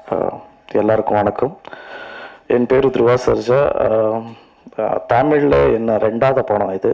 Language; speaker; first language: Tamil; non-native, learner; Kannada